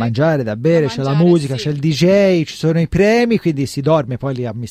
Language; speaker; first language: Italian; native; Italian